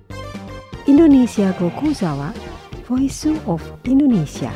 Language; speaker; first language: Japanese; non-native, fluent; Indonesian